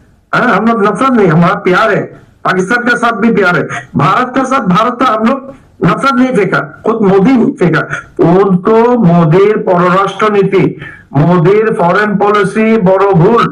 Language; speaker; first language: Hindi; non-native, learner; Bangla